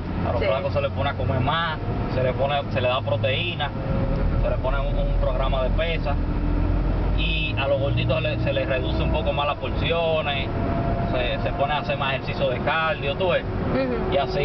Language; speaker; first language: Spanish; native; Spanish